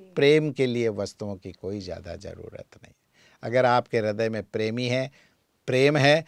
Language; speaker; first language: Hindi; native; Hindi